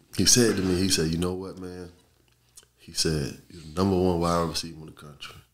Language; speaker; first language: English; native; English